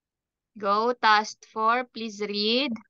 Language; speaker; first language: English; non-native, fluent; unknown